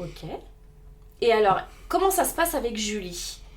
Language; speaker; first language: French; native; French